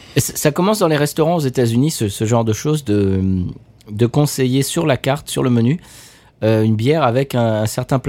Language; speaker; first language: French; native; French